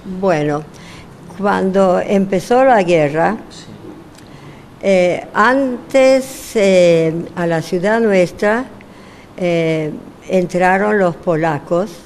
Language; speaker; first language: Spanish; non-native, fluent; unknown